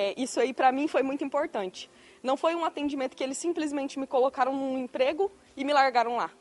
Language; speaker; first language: Portuguese; native; Portuguese